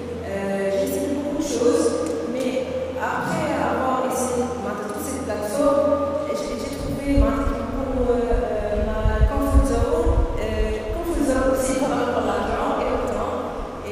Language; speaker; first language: French; non-native, local second language; Arabic